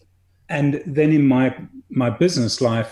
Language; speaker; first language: English; native; English